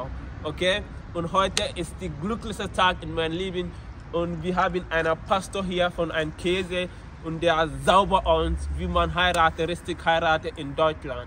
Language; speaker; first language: German; non-native, learner; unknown